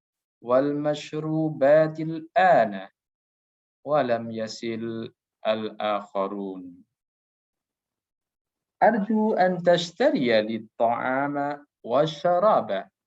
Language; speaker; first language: Arabic; non-native, fluent; Indonesian